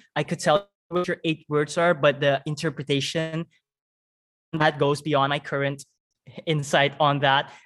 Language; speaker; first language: English; non-native, fluent; Dutch